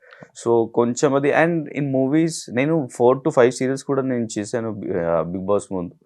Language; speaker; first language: Telugu; non-native, learner; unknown